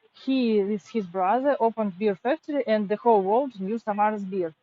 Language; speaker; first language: English; non-native, fluent; Russian